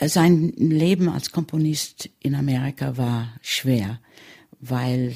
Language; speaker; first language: German; early bilingual, heritage; German